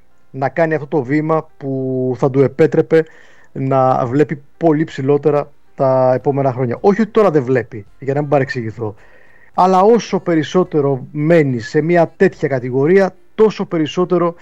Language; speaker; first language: Greek; native; Greek